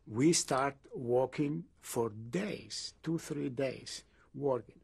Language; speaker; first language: English; non-native, fluent; Greek